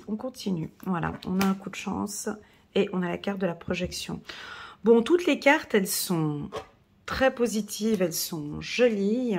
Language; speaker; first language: French; native; French